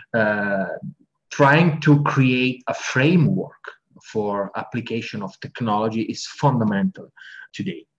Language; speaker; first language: English; non-native, fluent; Italian